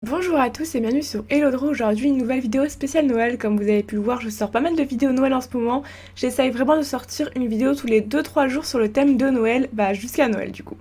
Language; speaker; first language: French; native; French